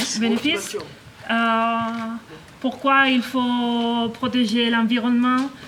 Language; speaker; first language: French; non-native, learner; Catalan